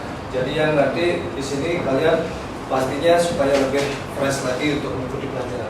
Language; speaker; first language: Indonesian; native; Indonesian